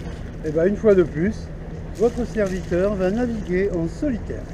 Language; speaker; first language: French; native; French